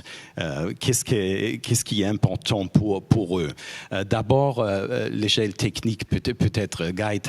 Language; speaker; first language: French; non-native, fluent; German